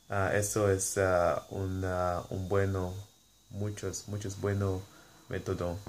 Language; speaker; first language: Spanish; non-native, learner; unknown